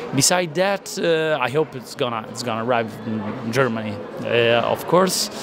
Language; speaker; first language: English; non-native, fluent; Italian